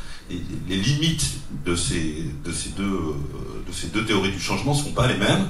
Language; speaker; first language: French; native; French